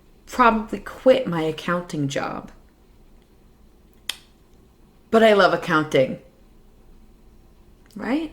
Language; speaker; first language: English; native; English